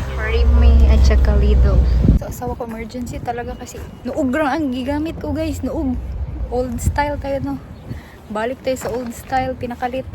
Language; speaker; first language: Filipino; non-native, local second language; Cebuano